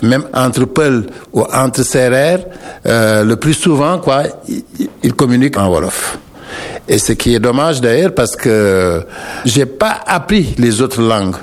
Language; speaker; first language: French; non-native, local second language; Wolof